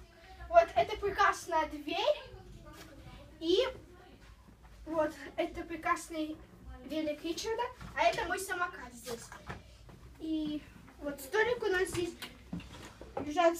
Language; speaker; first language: Russian; early bilingual, heritage; Russian